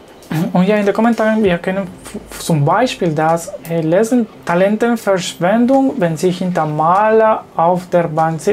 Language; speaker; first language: German; non-native, learner; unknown